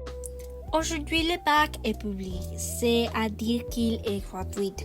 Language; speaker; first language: French; non-native, learner; Spanish